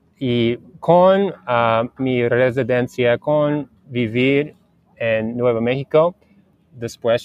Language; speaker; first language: Spanish; non-native, learner; English